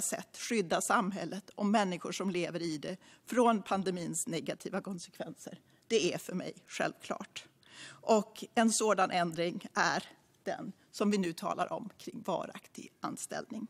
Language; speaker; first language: Swedish; native; Swedish